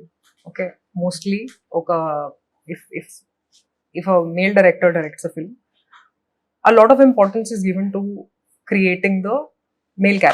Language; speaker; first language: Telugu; non-native, fluent; Hindi